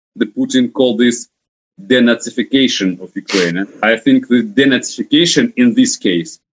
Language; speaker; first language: English; non-native, fluent; Ukrainian